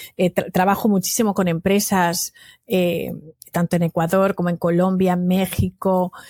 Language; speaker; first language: Spanish; native; Spanish